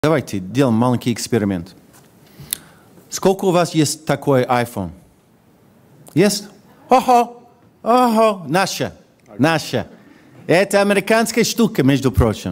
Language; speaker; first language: Russian; non-native, fluent; English